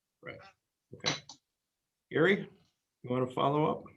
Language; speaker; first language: English; native; English